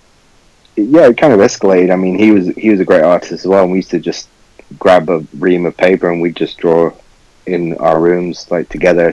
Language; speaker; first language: English; native; English